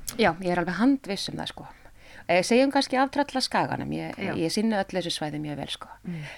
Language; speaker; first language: Icelandic; native; Icelandic